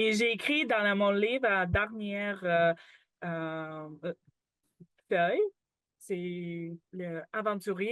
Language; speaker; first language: French; non-native, learner; Ukrainian